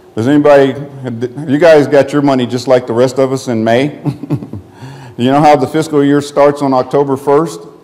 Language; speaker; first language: English; native; English